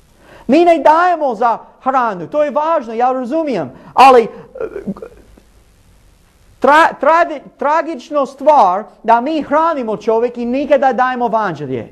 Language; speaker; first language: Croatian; non-native, learner; English